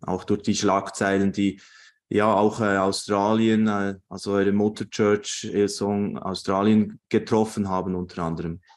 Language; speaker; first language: German; native; German